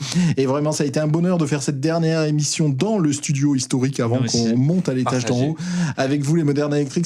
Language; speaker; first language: French; native; French